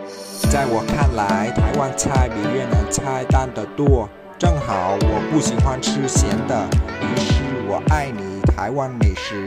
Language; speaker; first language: Chinese; non-native, fluent; Vietnamese